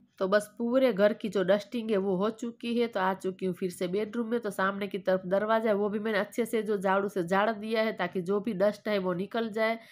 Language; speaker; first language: Hindi; non-native, local second language; Gujarati